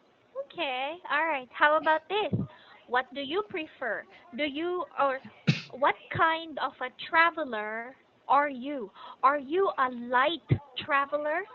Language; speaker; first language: English; non-native, fluent; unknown